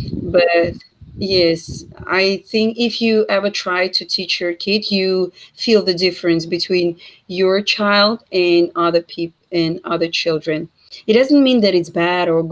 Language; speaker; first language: English; non-native, fluent; Russian